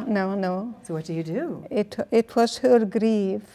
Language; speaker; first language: English; non-native, fluent; Hungarian